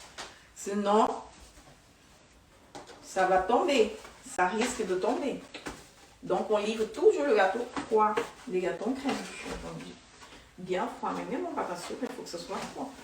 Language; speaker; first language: French; non-native, fluent; Portuguese